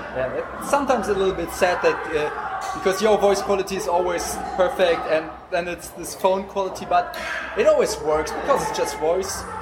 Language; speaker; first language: English; non-native, fluent; German